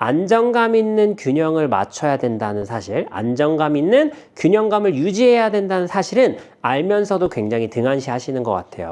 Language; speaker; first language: Korean; native; Korean